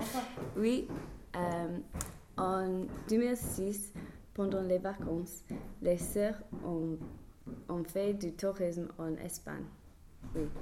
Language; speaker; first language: French; non-native, learner; English